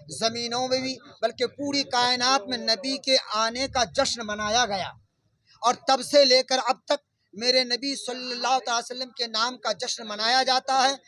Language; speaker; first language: Urdu; non-native, local second language; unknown